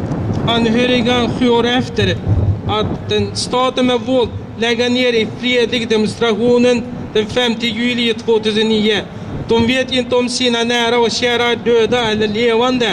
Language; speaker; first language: Swedish; non-native, fluent; Uyghur